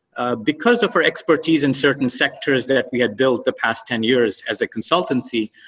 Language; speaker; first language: English; non-native, fluent; Arabic